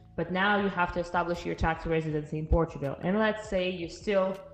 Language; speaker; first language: English; non-native, fluent; Russian